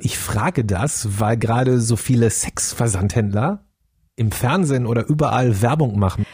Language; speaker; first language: German; native; German